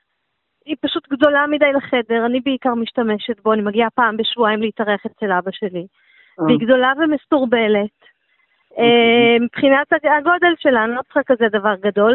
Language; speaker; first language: Hebrew; native; Hebrew